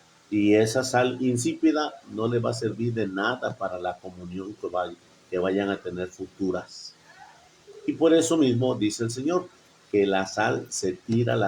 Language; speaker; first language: Spanish; native; Spanish